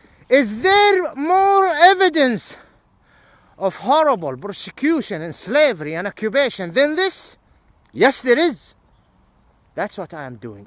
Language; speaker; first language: English; non-native, fluent; Arabic